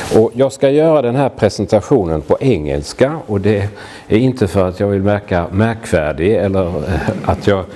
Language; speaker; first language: Swedish; native; Swedish